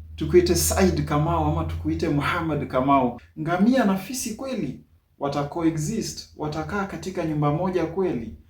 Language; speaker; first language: Swahili; non-native, local second language; Somali